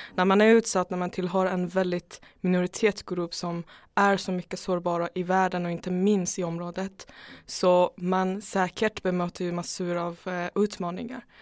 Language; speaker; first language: Swedish; non-native, fluent; Persian